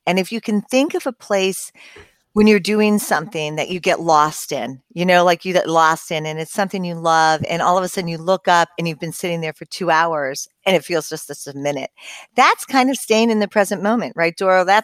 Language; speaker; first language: English; native; English